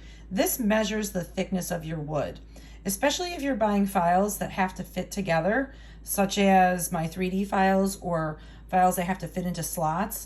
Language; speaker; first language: English; native; English